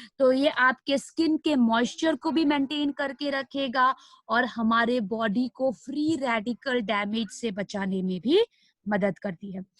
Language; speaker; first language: Hindi; non-native, local second language; Nepali